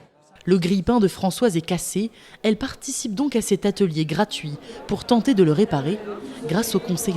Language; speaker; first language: French; native; French